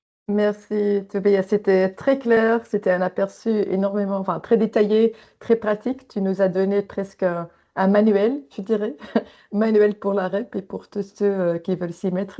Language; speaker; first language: French; native; French